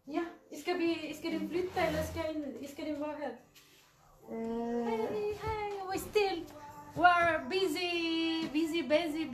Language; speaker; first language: Swedish; non-native, learner; Cebuano